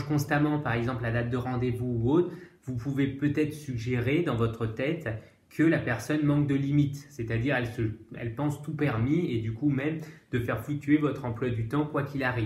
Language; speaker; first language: French; native; French